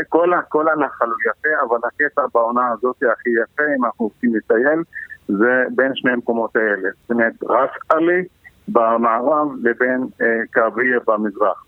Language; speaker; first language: Hebrew; non-native, local second language; Arabic